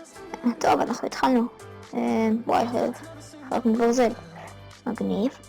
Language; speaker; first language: Hebrew; native; Hebrew